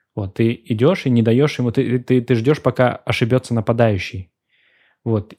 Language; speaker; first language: Russian; native; Russian